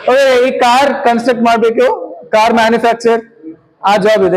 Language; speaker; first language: Kannada; non-native, learner; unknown